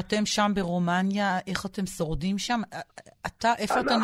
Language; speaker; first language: Hebrew; native; Hebrew